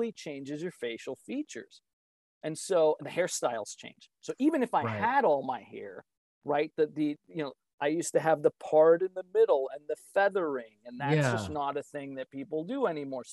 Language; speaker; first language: English; native; English